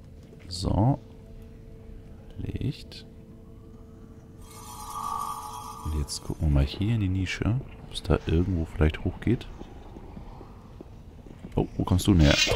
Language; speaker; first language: German; native; German